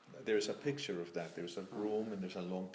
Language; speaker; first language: English; non-native, fluent; Spanish